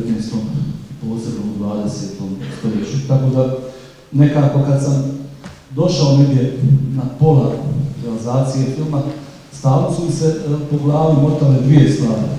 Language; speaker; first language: Croatian; native; Croatian